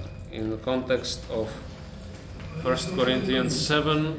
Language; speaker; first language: English; non-native, fluent; Czech